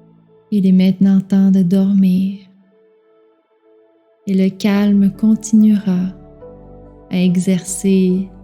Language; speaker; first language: French; native; French